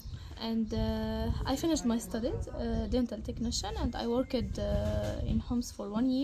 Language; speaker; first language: English; non-native, learner; Arabic